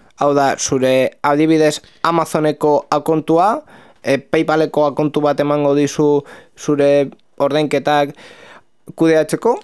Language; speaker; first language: Basque; non-native, local second language; Spanish